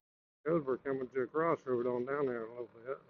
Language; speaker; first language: English; native; English